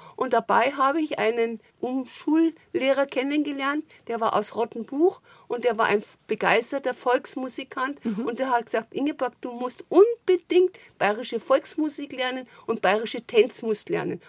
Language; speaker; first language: German; early bilingual, other home language; French